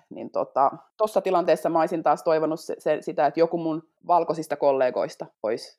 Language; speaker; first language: Finnish; native; Finnish